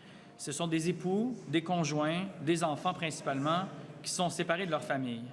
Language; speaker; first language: French; native; French